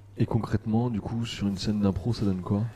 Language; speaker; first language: French; native; French